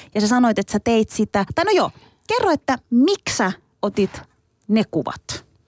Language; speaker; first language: Finnish; early bilingual, other home language; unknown